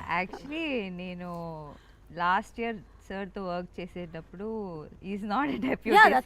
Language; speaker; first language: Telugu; non-native, learner; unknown